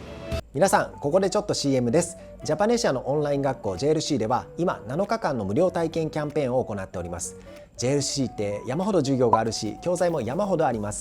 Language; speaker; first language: Japanese; native; Japanese